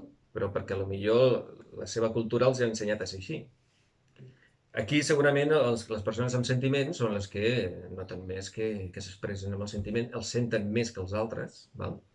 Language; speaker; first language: Catalan; native; Catalan